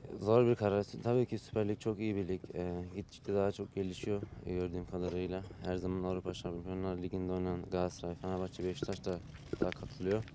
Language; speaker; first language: Turkish; early bilingual, heritage; Turkish